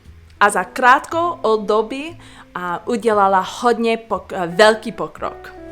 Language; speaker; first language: Czech; non-native, fluent; English